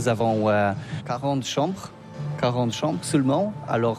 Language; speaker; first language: French; non-native, learner; Polish